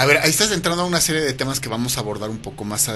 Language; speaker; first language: Spanish; native; Spanish